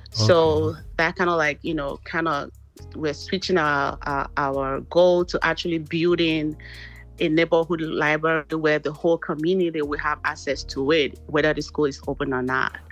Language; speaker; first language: English; non-native, local second language; Igbo